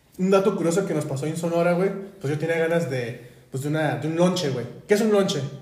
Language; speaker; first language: Spanish; native; Spanish